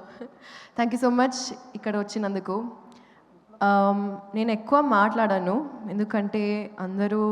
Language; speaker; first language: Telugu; non-native, local second language; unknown